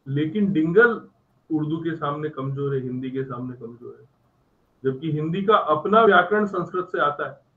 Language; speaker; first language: Hindi; native; Hindi